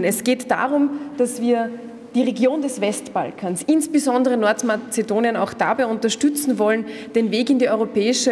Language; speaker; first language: German; native; German